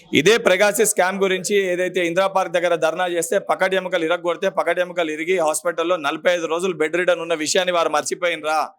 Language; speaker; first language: Telugu; native; Telugu